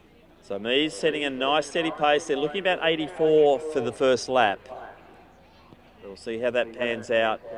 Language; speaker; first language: English; native; English